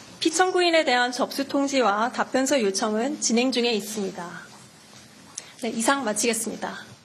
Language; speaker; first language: Korean; native; Korean